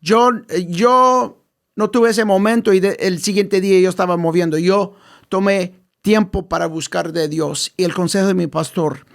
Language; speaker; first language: Spanish; early bilingual, heritage; English